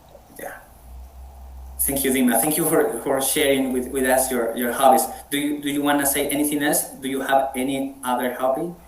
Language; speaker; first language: English; non-native, fluent; Spanish